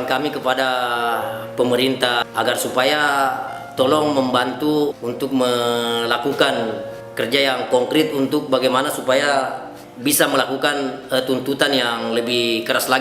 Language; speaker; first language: Indonesian; non-native, local second language; Buginese